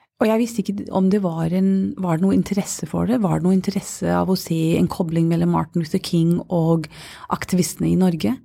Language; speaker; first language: Norwegian; non-native, fluent; English